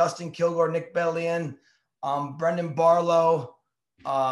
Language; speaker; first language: English; native; English